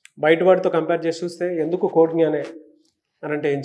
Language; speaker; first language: Telugu; native; Telugu